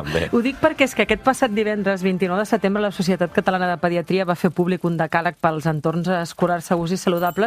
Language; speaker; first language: Catalan; native; Catalan